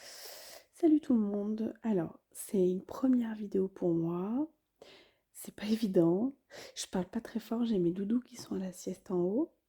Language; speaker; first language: French; native; French